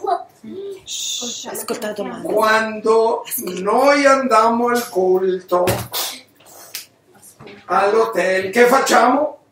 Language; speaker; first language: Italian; non-native, learner; Spanish